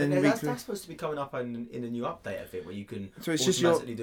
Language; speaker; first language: English; native; English